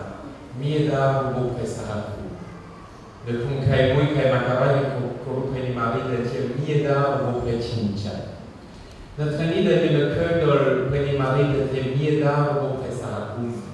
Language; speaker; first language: Khmer; non-native, fluent; French